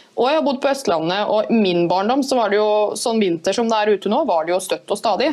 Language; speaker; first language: Norwegian; native; Norwegian